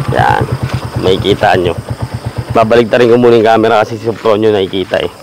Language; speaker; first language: Filipino; native; Filipino